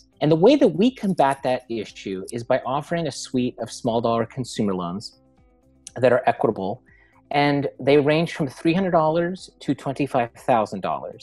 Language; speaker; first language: English; native; English